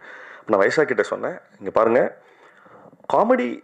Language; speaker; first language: Tamil; native; Tamil